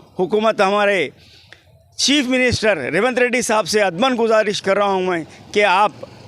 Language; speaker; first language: Urdu; native; Urdu